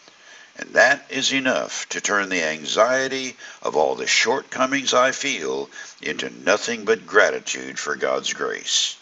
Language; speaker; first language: English; native; English